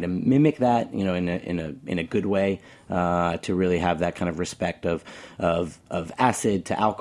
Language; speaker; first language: English; native; English